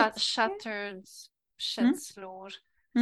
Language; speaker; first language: Swedish; non-native, learner; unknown